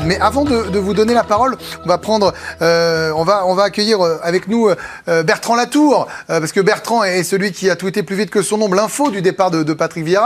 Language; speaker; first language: French; native; French